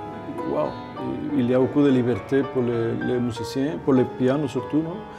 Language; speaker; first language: French; non-native, fluent; Spanish